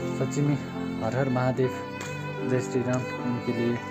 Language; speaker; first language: Hindi; non-native, local second language; Nepali